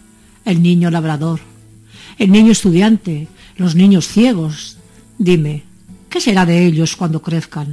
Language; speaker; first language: Spanish; native; Spanish